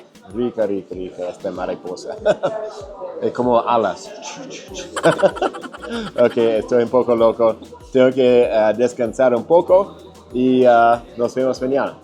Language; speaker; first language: Spanish; non-native, fluent; English